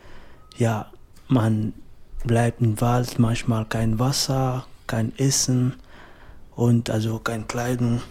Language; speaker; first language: German; non-native, learner; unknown